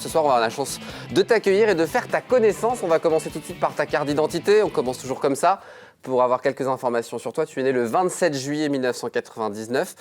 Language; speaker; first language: French; native; French